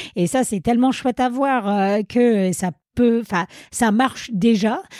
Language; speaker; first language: French; non-native, fluent; English